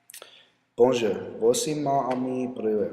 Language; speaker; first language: French; non-native, learner; English